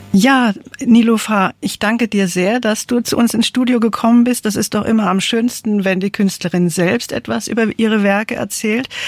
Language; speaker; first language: German; native; German